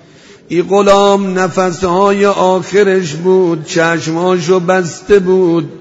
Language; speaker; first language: Persian; native; Persian